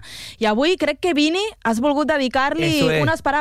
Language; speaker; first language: Catalan; native; Catalan